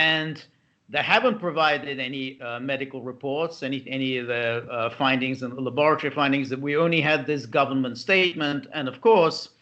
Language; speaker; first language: English; native; English